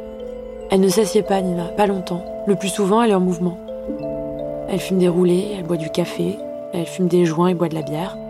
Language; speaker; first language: French; early bilingual, other home language; Arabic